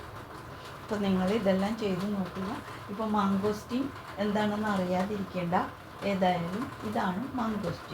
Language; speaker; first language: Malayalam; native; Malayalam